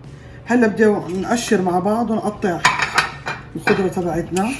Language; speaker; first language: Arabic; native; Arabic